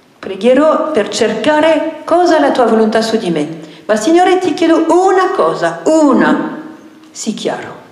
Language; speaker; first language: Italian; non-native, fluent; French